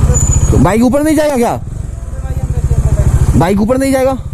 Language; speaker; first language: Hindi; non-native, local second language; Bangla